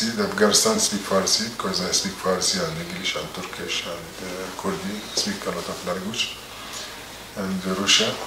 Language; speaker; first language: English; non-native, learner; Arabic